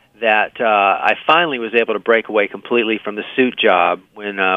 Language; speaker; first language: English; native; English